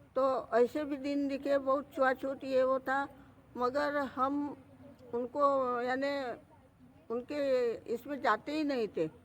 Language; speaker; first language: Hindi; non-native, local second language; Marathi